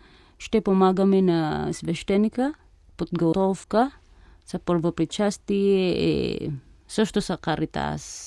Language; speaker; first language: Bulgarian; non-native, fluent; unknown